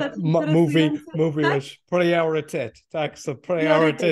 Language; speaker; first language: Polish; non-native, learner; English